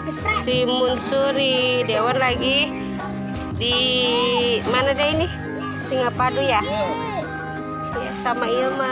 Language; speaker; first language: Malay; non-native, local second language; Sundanese